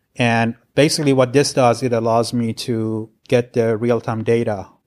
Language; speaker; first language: English; non-native, fluent; Persian